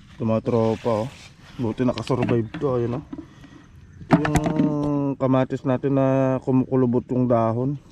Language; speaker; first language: Filipino; non-native, local second language; Iloko